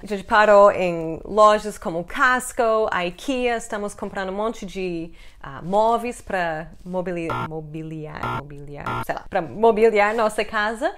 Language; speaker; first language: Portuguese; non-native, fluent; English